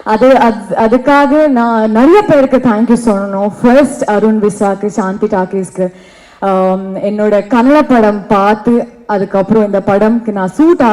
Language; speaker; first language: Tamil; non-native, learner; Kannada